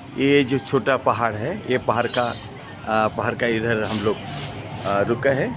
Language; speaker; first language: Hindi; non-native, local second language; Bangla